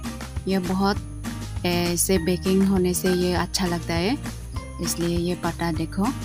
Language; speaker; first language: Hindi; non-native, local second language; Karbi